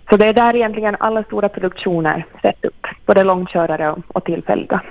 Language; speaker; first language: Swedish; native; Swedish